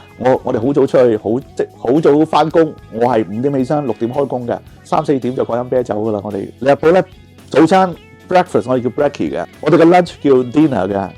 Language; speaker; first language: Cantonese; native; Cantonese